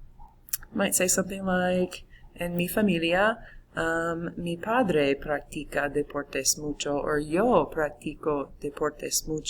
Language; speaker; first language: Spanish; non-native, fluent; English